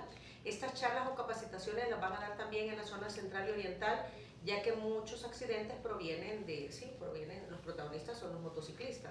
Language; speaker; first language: Spanish; native; Spanish